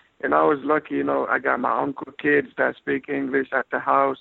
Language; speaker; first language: English; non-native, fluent; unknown